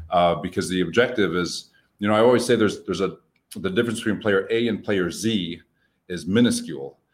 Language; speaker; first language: English; native; English